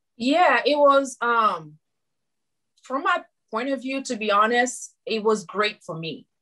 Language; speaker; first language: English; non-native, fluent; Susu